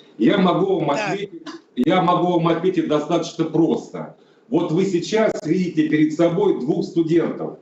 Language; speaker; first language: Russian; native; Russian